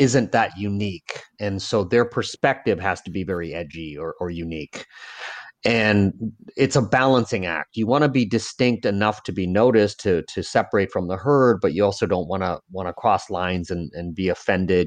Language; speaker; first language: English; early bilingual, other home language; Lao